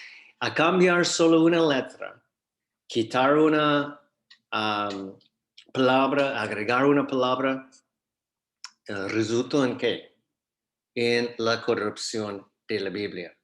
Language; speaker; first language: Spanish; non-native, fluent; English